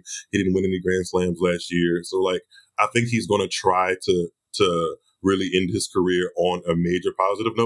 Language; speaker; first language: English; native; English